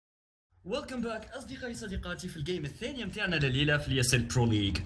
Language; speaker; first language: Arabic; native; Arabic